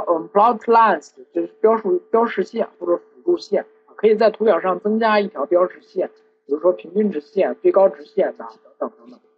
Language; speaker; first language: Chinese; native; Chinese